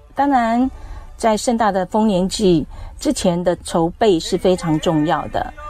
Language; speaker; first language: Chinese; native; Chinese